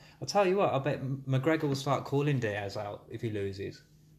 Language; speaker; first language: English; native; English